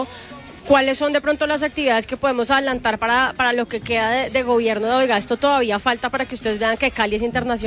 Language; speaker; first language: Spanish; native; Spanish